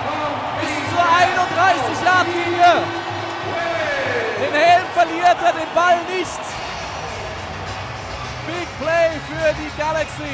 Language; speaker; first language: German; native; German